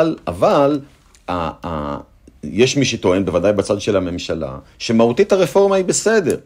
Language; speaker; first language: Hebrew; native; Hebrew